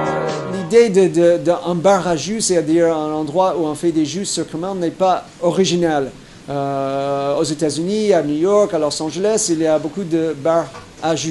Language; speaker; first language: French; non-native, fluent; English